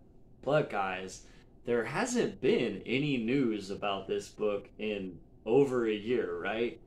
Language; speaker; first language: English; native; English